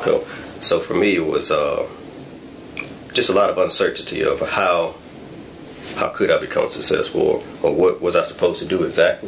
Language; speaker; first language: English; native; English